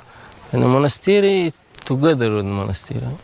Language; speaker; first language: English; non-native, learner; Arabic